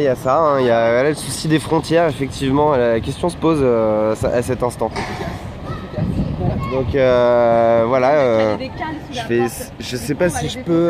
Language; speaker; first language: French; native; French